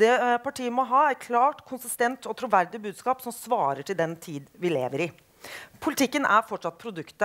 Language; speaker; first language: Norwegian; native; Norwegian